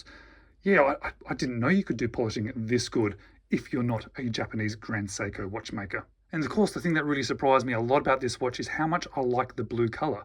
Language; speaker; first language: English; native; English